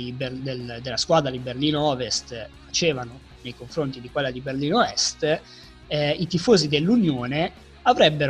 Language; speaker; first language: Italian; native; Italian